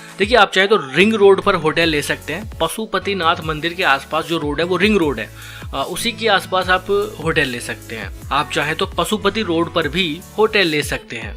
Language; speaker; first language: Hindi; native; Hindi